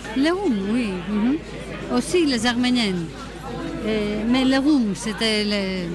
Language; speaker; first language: French; non-native, fluent; Greek